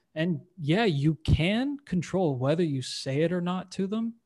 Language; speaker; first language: English; native; English